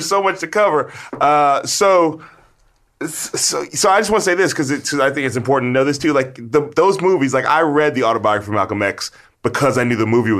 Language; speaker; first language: English; native; English